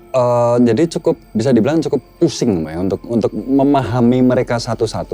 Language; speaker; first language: Indonesian; native; Indonesian